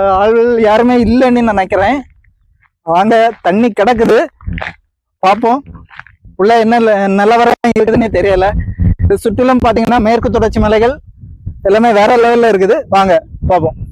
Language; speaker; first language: Tamil; native; Tamil